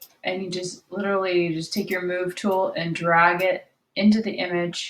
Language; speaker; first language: English; native; English